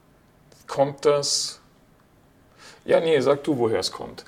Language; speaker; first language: German; native; German